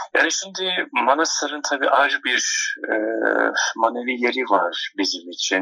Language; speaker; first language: Turkish; non-native, local second language; Turoyo